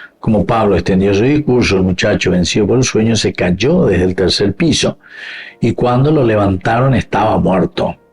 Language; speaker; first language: Spanish; native; Spanish